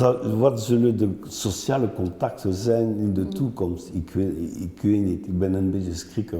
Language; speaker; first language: Dutch; non-native, local second language; French